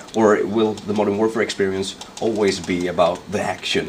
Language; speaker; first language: English; non-native, fluent; Swedish